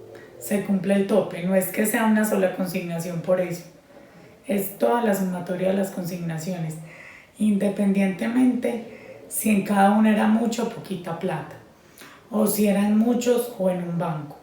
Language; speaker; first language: Spanish; native; Spanish